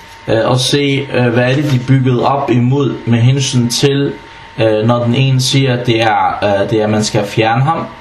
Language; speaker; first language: Danish; early bilingual, other home language; Arabic